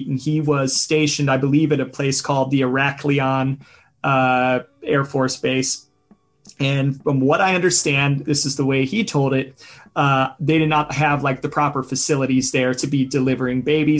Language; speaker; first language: English; native; English